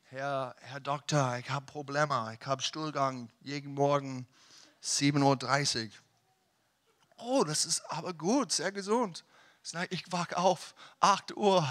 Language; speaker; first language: German; non-native, learner; English